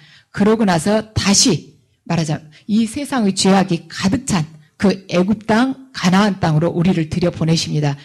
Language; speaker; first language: Korean; native; Korean